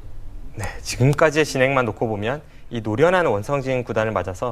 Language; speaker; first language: Korean; native; Korean